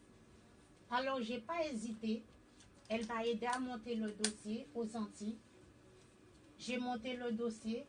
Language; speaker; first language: French; native; French